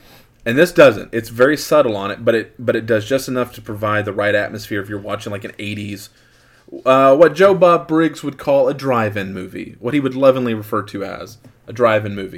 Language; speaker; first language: English; native; English